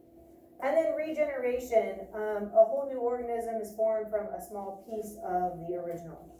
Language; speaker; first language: English; native; English